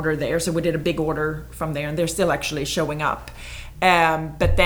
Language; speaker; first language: English; non-native, fluent; Swedish